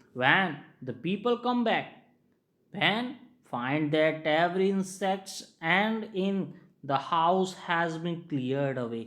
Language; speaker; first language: English; non-native, local second language; Gujarati